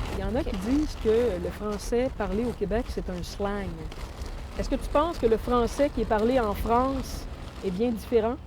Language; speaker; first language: French; native; French